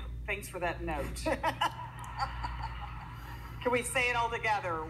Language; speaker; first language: English; native; English